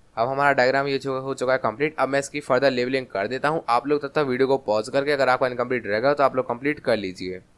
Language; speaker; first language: Hindi; native; Hindi